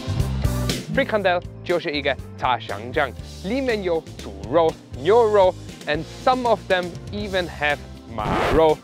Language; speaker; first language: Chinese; non-native, fluent; German